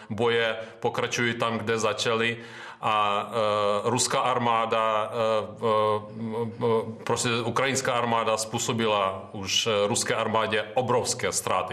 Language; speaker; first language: Czech; non-native, fluent; Ukrainian